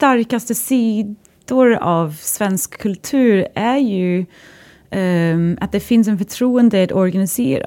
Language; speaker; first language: Swedish; non-native, fluent; English